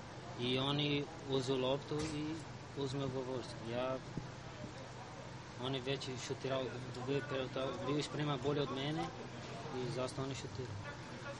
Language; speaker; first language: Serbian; non-native, learner; Portuguese